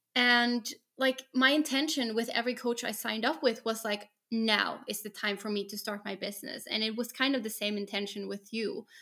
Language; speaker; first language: English; non-native, fluent; Norwegian